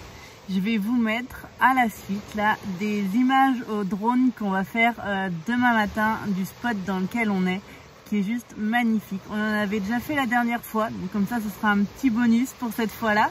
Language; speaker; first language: French; native; French